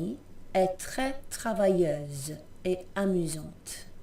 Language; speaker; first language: French; non-native, fluent; English